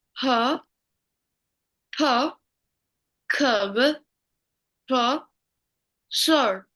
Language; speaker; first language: French; non-native, learner; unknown